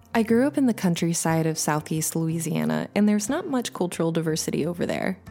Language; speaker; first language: English; native; English